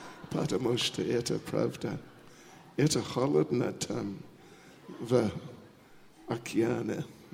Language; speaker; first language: Russian; non-native, learner; English